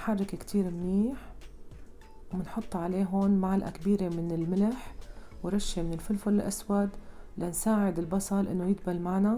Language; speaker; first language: Arabic; native; Arabic